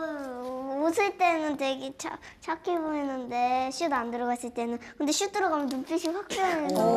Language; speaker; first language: Korean; native; Korean